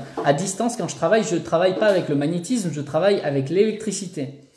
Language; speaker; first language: French; native; French